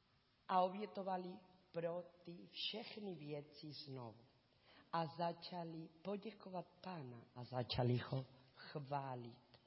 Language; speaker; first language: Czech; non-native, learner; Spanish